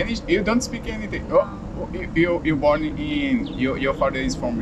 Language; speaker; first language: English; non-native, learner; Portuguese